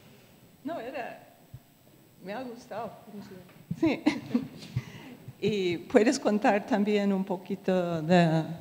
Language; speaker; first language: Spanish; non-native, fluent; English